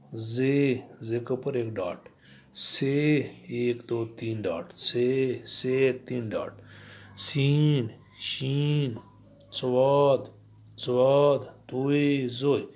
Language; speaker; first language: Urdu; native; Urdu